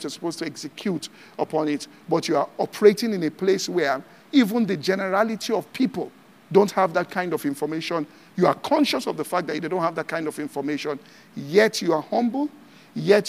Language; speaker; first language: English; non-native, local second language; Yoruba